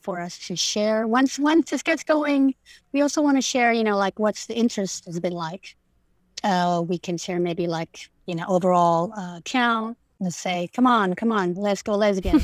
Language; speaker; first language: English; non-native, fluent; Indonesian